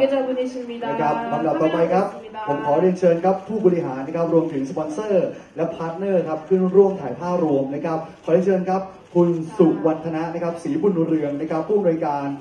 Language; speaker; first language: Thai; native; Thai